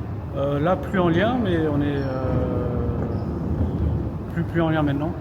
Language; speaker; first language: French; non-native, fluent; Russian